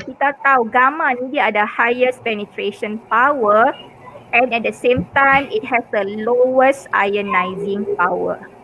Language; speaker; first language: English; non-native, local second language; Malay